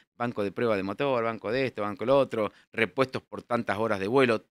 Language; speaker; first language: Spanish; native; Spanish